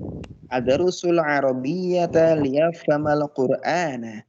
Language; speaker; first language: Arabic; non-native, fluent; Indonesian